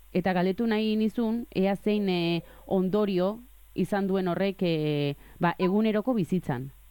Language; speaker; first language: Basque; native; Basque